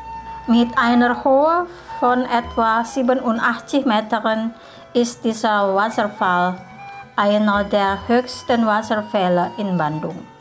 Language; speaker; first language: German; non-native, fluent; Indonesian